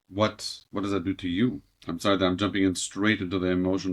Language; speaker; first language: English; native; English